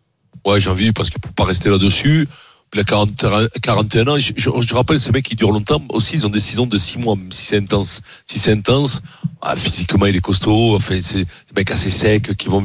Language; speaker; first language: French; native; French